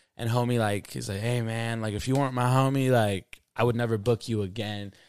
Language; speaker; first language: English; native; English